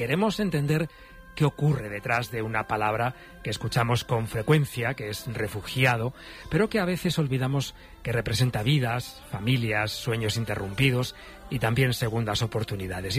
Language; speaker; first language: Spanish; native; Spanish